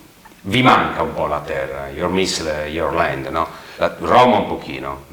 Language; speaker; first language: Italian; native; Italian